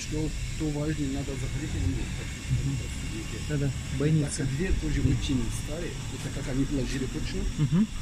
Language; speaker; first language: Russian; non-native, learner; Arabic